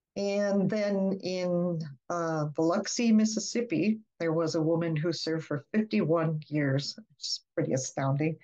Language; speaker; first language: English; native; English